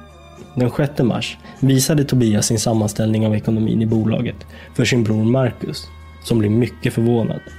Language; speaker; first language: Swedish; native; Swedish